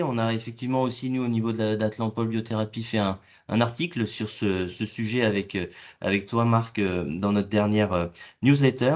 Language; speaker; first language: French; native; French